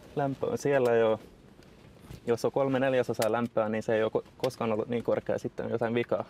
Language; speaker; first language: Finnish; non-native, local second language; Swedish